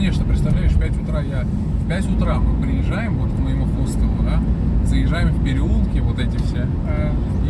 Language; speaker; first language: Russian; native; Russian